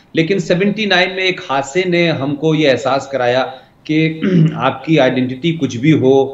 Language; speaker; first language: Hindi; native; Hindi